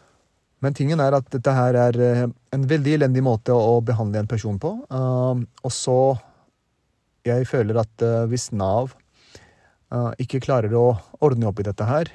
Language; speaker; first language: Norwegian; early bilingual, other home language; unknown